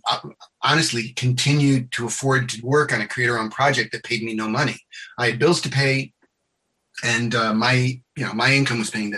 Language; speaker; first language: English; native; English